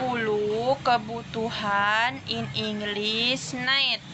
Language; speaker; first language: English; non-native, learner; Indonesian